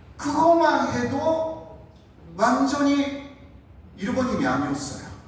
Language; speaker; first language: Korean; non-native, fluent; Japanese